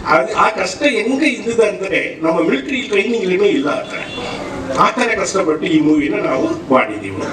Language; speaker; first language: Kannada; non-native, learner; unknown